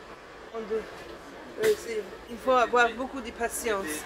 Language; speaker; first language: French; non-native, learner; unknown